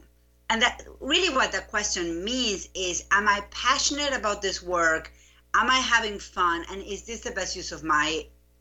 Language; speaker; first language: English; non-native, fluent; Spanish